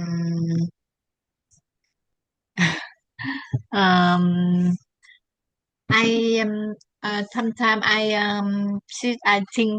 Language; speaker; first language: English; non-native, learner; Vietnamese